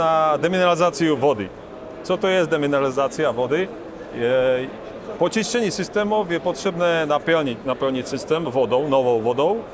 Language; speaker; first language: Polish; non-native, learner; Slovak